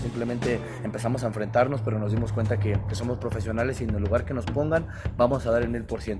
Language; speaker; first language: Spanish; native; Spanish